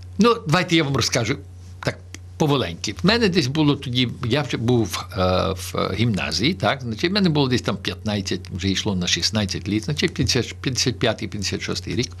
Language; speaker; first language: Ukrainian; early bilingual, heritage; Ukrainian